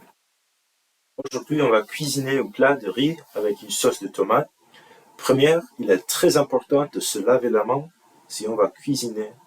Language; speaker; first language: French; non-native, learner; English